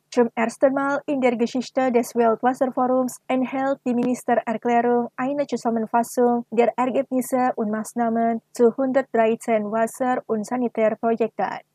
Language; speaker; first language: German; non-native, fluent; Indonesian